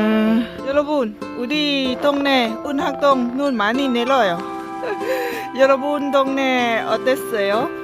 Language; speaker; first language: Korean; non-native, learner; Lao